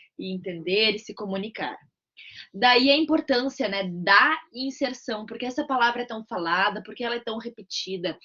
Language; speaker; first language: Portuguese; native; Portuguese